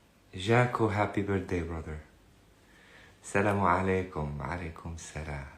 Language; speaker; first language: Arabic; native; Arabic